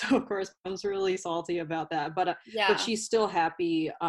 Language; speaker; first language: English; native; English